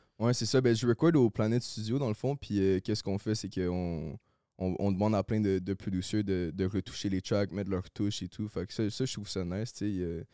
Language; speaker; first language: French; native; French